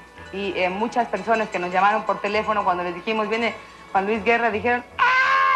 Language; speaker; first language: Spanish; native; Spanish